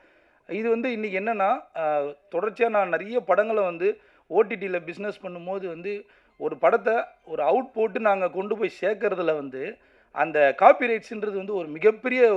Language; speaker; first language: Tamil; native; Tamil